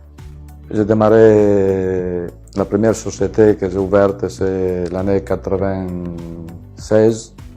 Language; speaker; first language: French; non-native, fluent; Italian